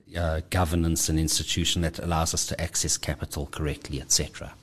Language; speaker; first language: English; native; English